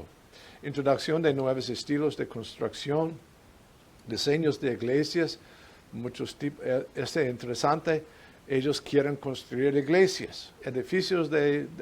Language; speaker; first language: Spanish; non-native, fluent; English